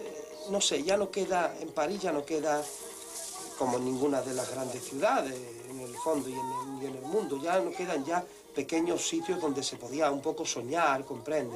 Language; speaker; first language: Spanish; native; Spanish